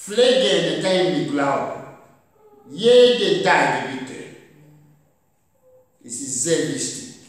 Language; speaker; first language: German; non-native, learner; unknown